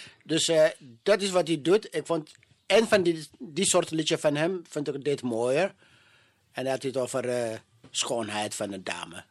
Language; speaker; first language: Dutch; non-native, fluent; Amharic